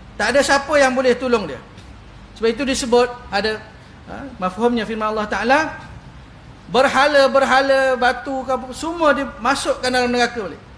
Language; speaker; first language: Malay; native; Malay